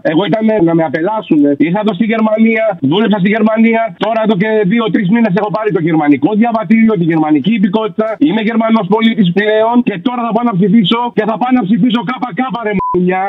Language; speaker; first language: Greek; non-native, fluent; Arabic